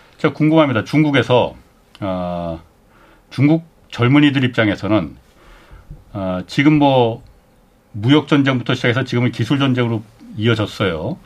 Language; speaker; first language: Korean; native; Korean